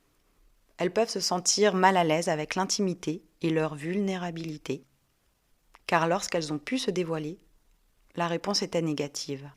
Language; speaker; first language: French; native; French